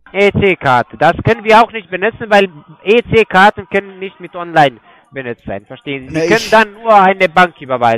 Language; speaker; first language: German; non-native, fluent; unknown